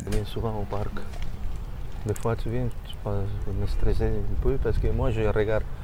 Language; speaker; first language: French; non-native, learner; Spanish